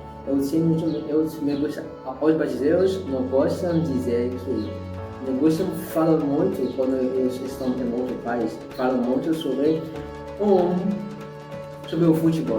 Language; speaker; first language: Portuguese; non-native, learner; Haitian Creole